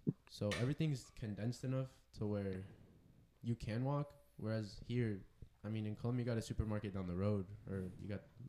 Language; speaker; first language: English; early bilingual, other home language; Spanish